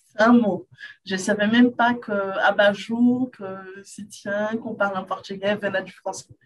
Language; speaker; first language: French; non-native, fluent; Portuguese